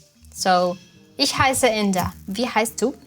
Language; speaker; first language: German; non-native, fluent; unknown